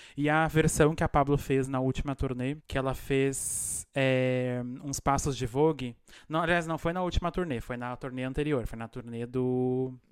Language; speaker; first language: Portuguese; native; Portuguese